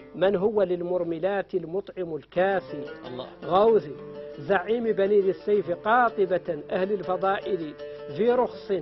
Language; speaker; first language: Arabic; native; Arabic